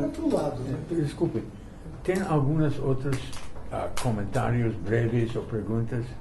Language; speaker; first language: Portuguese; non-native, fluent; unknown